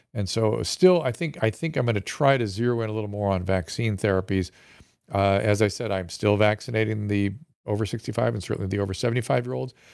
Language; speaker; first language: English; native; English